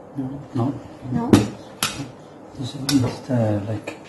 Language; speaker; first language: English; non-native, learner; Arabic